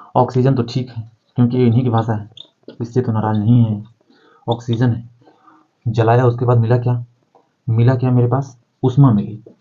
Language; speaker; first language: Hindi; native; Hindi